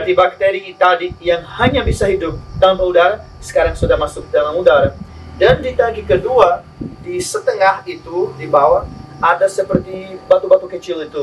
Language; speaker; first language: Indonesian; non-native, learner; Spanish